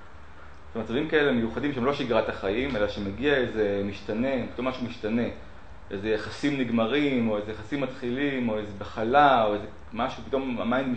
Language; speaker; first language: Hebrew; native; Hebrew